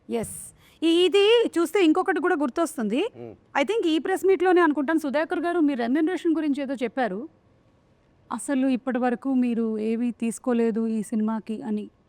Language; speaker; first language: Telugu; native; Telugu